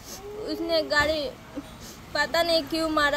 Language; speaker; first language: Hindi; non-native, local second language; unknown